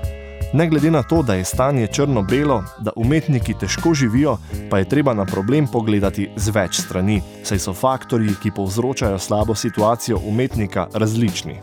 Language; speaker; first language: Slovenian; native; Slovenian